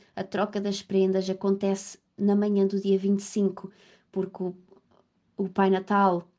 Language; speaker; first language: Portuguese; native; Portuguese